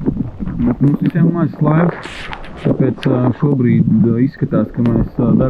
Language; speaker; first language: Latvian; native; Latvian